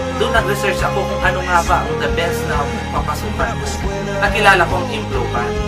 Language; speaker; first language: Filipino; non-native, local second language; Iloko